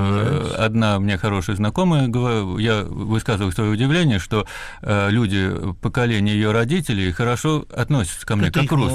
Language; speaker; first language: Russian; native; Russian